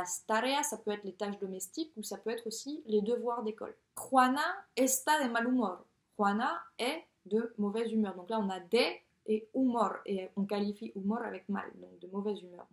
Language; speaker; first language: French; native; French